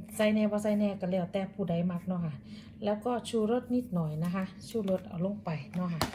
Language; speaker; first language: Thai; native; Thai